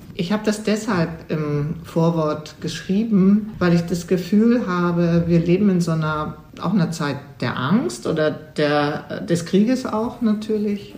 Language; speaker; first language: German; native; German